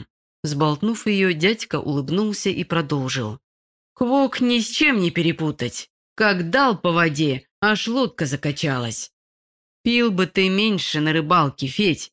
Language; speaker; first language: Russian; native; Russian